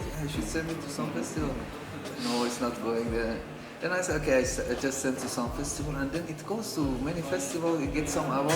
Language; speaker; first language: English; non-native, fluent; Persian